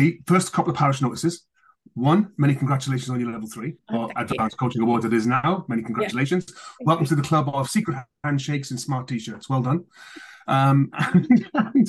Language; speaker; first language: English; native; English